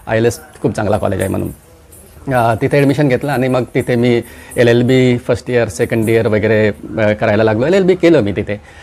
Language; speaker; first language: Marathi; non-native, local second language; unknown